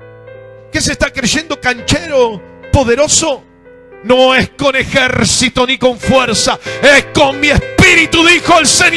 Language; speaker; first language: Spanish; native; Spanish